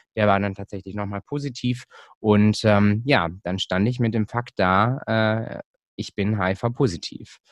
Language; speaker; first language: German; native; German